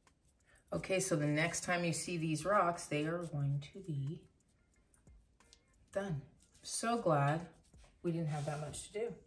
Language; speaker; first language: English; native; English